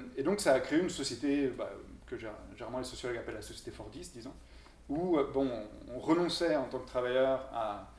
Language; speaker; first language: French; native; French